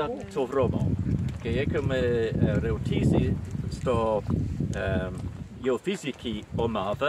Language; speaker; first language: Greek; non-native, learner; English